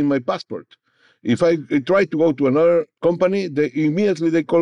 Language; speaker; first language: English; non-native, learner; Spanish